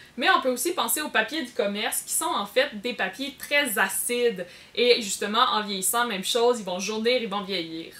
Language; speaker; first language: French; native; French